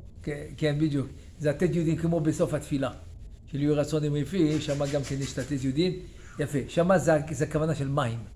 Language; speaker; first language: Hebrew; non-native, fluent; French